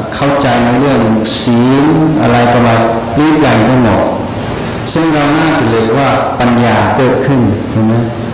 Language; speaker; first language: Thai; non-native, fluent; English